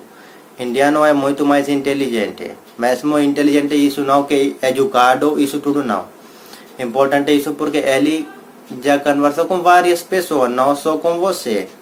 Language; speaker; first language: Portuguese; non-native, learner; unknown